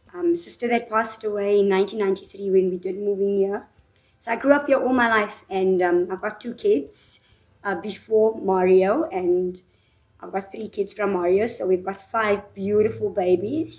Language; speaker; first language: English; native; English